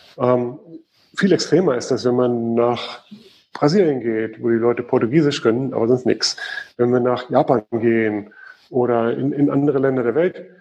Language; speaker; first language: German; native; German